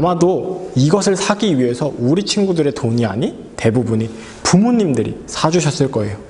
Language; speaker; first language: Korean; native; Korean